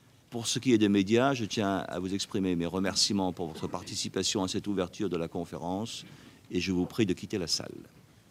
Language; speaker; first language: French; non-native, fluent; Danish